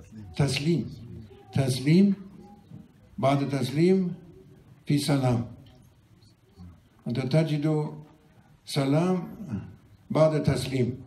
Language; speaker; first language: Arabic; non-native, learner; German